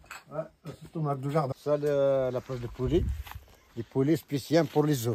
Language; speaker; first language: French; non-native, learner; Arabic